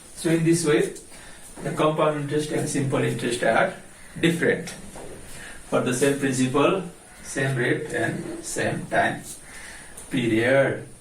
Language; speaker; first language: English; non-native, local second language; Nepali